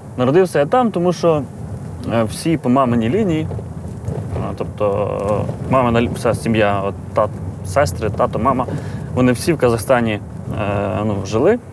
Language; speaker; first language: Ukrainian; native; Ukrainian